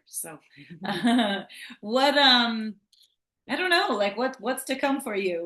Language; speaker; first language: English; native; English